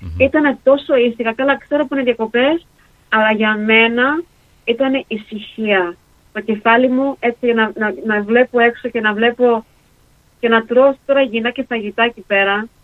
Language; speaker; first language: Greek; early bilingual, heritage; Greek